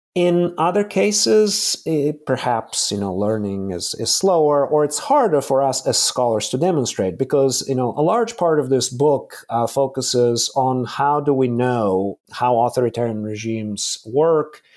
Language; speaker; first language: English; non-native, fluent; Bulgarian